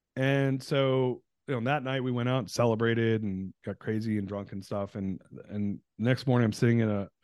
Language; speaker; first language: English; native; English